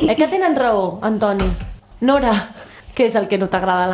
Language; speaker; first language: Catalan; native; Catalan